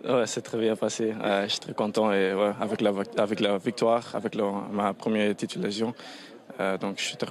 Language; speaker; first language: French; non-native, learner; Dutch